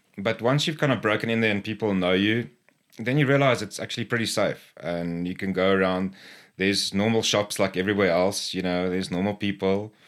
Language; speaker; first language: English; non-native, local second language; Afrikaans